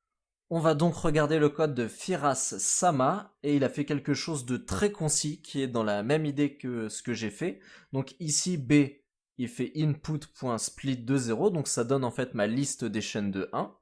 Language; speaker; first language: French; native; French